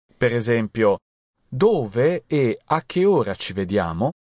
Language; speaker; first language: Italian; non-native, fluent; Japanese